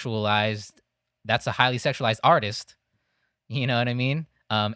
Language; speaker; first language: English; native; English